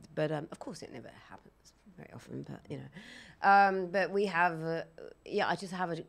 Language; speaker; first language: English; native; English